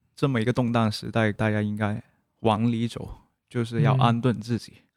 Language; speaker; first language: Chinese; non-native, local second language; Cantonese